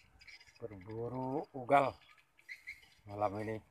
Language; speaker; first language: Indonesian; native; Indonesian